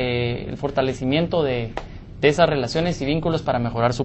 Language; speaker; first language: Spanish; native; Spanish